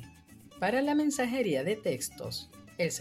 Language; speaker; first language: Spanish; native; Spanish